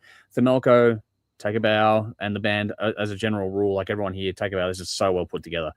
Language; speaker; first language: English; native; English